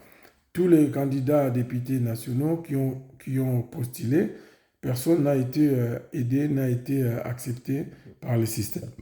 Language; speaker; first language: French; non-native, local second language; Lingala